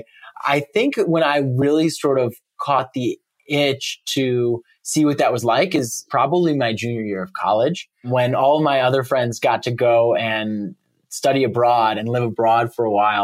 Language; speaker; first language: English; native; English